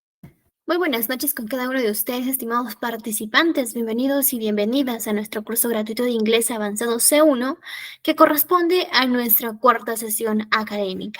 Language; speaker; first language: Spanish; native; Spanish